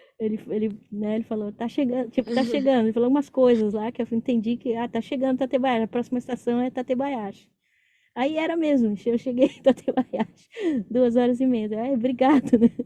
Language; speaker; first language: Portuguese; native; Portuguese